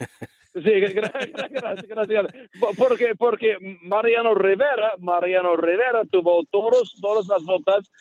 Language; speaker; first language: Spanish; non-native, learner; English